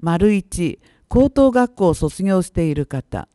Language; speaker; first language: Japanese; native; Japanese